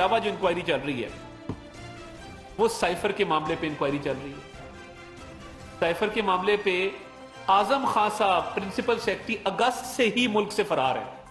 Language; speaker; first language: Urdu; non-native, local second language; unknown